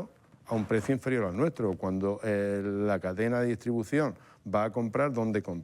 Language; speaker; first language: Spanish; native; Spanish